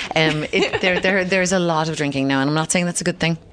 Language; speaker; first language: English; native; English